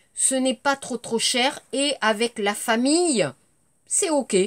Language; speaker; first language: French; native; French